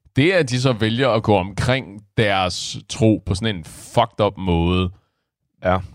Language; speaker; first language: Danish; native; Danish